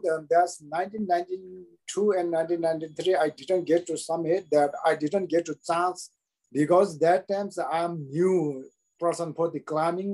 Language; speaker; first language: English; non-native, local second language; Sherpa